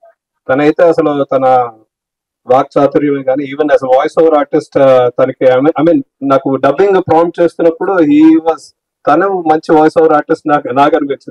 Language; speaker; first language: Telugu; native; Telugu